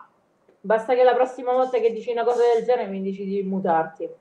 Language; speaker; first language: Italian; native; Italian